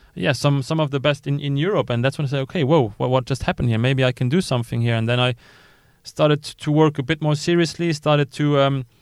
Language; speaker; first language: English; non-native, fluent; Luxembourgish